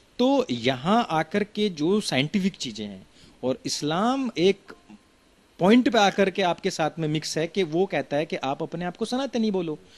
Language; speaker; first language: Hindi; native; Hindi